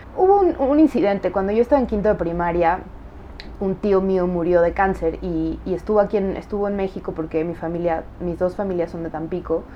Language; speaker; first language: Spanish; native; Spanish